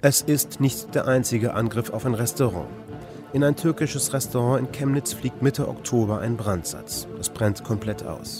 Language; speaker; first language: German; native; German